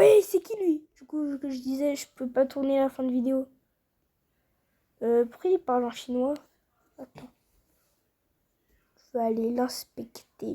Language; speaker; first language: French; native; French